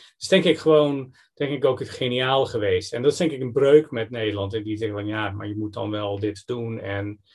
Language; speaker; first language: Dutch; non-native, fluent; English